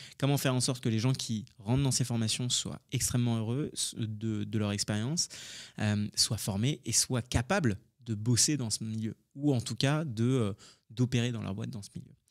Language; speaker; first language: French; early bilingual, other home language; Hindi